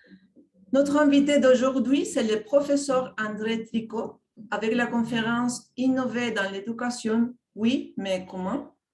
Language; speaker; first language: French; non-native, fluent; Spanish